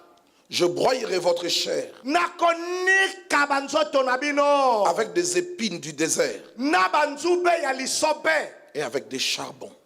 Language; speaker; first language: French; non-native, local second language; Lingala